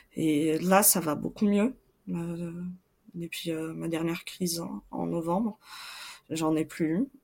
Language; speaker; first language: French; non-native, fluent; Portuguese